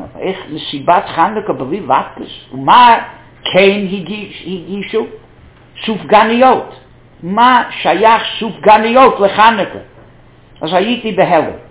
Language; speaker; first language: Hebrew; non-native, fluent; English